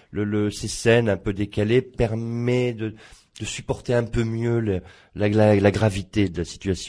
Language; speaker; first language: French; native; French